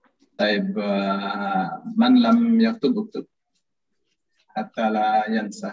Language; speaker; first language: Arabic; non-native, fluent; Indonesian